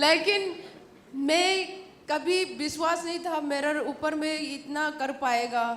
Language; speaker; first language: Hindi; non-native, local second language; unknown